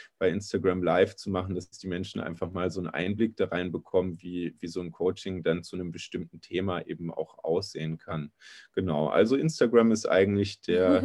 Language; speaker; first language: German; native; German